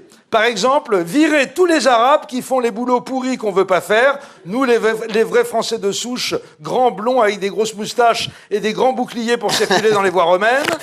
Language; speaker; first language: French; native; French